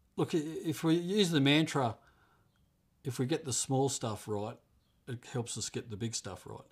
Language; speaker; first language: English; native; English